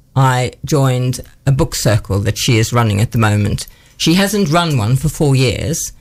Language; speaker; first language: English; native; English